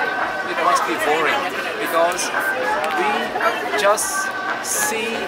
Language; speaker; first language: English; non-native, learner; Indonesian